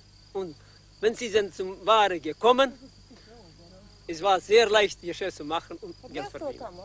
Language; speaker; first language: German; non-native, learner; Croatian